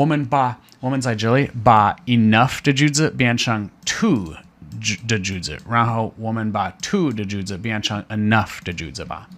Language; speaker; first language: Chinese; non-native, fluent; English